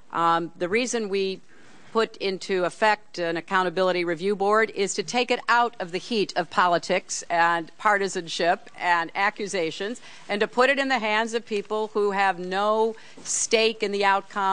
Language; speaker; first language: English; native; English